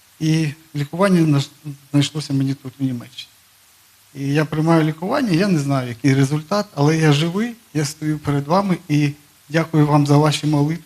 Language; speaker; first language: Ukrainian; non-native, local second language; Russian